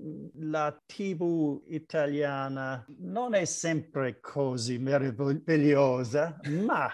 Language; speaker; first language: Italian; non-native, learner; English